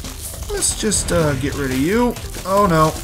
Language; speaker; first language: English; native; English